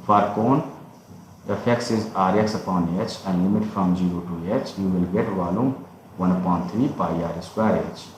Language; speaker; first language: English; non-native, local second language; Hindi